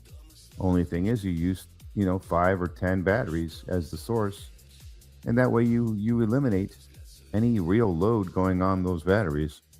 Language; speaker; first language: English; native; English